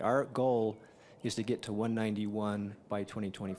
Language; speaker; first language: English; native; English